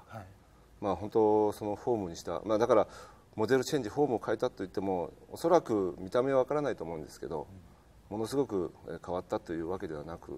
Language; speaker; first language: Japanese; native; Japanese